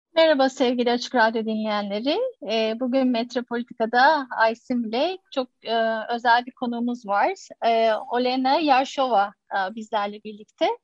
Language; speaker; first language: Turkish; native; Turkish